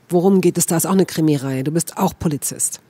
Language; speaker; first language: German; native; German